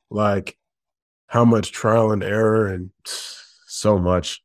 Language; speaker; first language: English; native; English